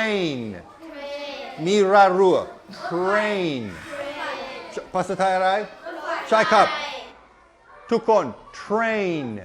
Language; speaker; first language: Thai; non-native, learner; English